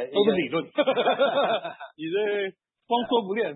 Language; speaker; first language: Chinese; native; Chinese